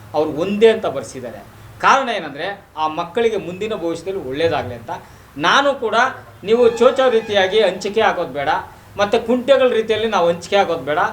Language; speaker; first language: Kannada; native; Kannada